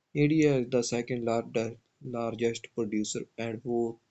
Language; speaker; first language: English; non-native, local second language; Punjabi